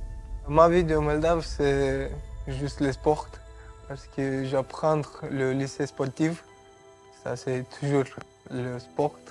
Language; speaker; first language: French; non-native, learner; Romanian